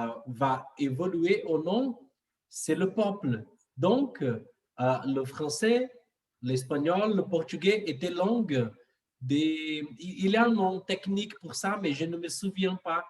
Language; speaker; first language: French; non-native, fluent; Portuguese